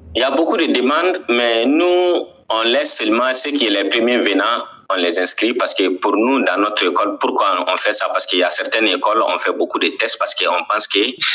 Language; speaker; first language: French; non-native, local second language; Bambara